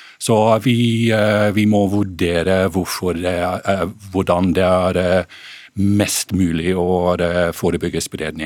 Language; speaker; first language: Norwegian; non-native, fluent; English